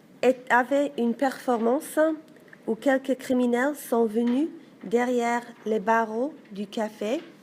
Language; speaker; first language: French; non-native, learner; English